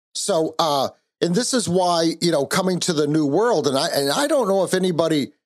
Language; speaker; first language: English; native; English